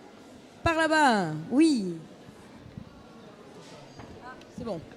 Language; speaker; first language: French; native; French